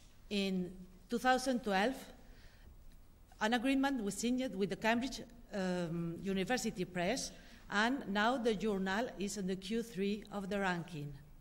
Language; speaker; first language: English; non-native, fluent; Spanish